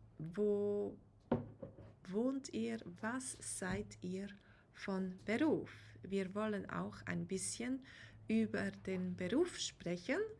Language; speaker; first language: German; native; German